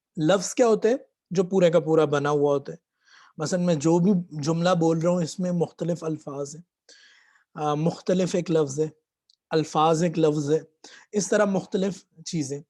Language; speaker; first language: Urdu; native; Urdu